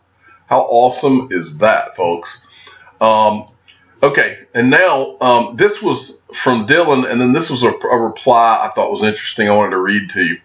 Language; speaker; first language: English; native; English